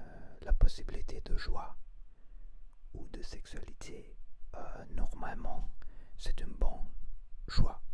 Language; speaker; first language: French; non-native, learner; Spanish